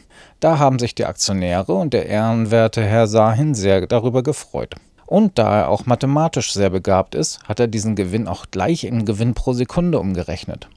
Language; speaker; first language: German; native; German